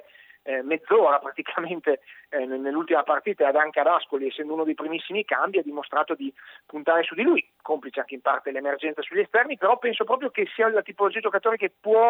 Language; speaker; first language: Italian; native; Italian